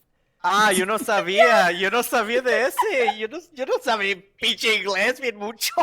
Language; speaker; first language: Spanish; non-native, learner; English